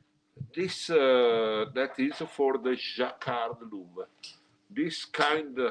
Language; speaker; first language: English; non-native, learner; Italian